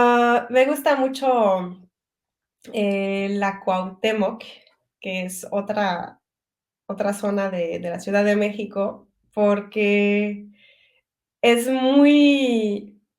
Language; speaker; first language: Spanish; early bilingual, heritage; French